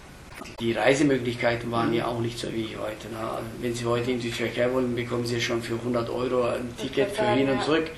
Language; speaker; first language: German; early bilingual, other home language; Turkish